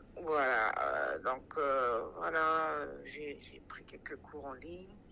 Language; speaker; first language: French; non-native, local second language; Sango